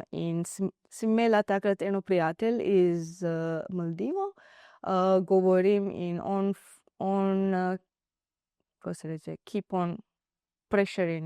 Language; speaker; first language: Slovenian; non-native, learner; Divehi